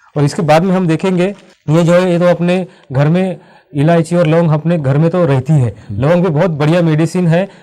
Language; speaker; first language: Hindi; non-native, local second language; Marathi